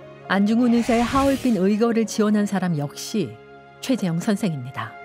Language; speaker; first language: Korean; native; Korean